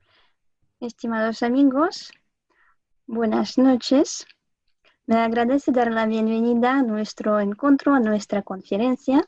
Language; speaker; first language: Spanish; non-native, fluent; Russian